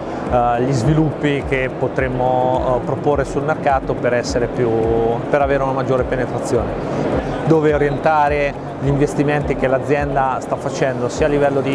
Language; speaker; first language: Italian; native; Italian